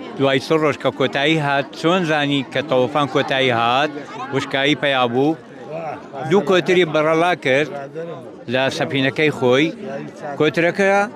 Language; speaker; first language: Central Kurdish; non-native, local second language; Assyrian Neo-Aramaic